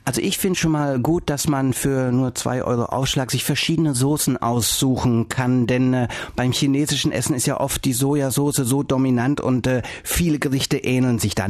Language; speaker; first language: German; native; German